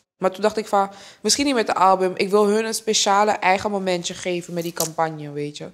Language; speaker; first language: Dutch; early bilingual, other home language; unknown